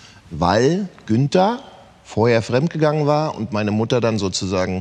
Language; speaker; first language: German; native; German